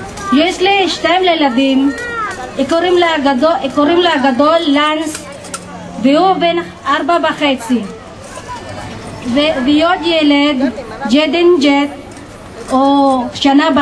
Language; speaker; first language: Hebrew; non-native, learner; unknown